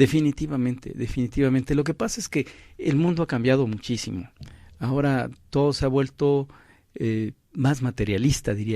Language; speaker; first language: Spanish; native; Spanish